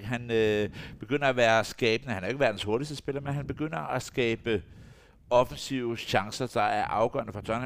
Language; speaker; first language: Danish; native; Danish